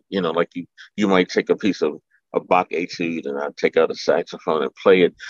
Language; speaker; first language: English; native; English